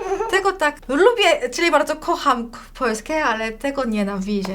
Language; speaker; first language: Polish; non-native, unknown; Korean